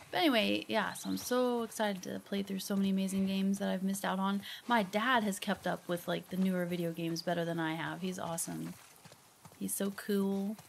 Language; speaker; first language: English; native; English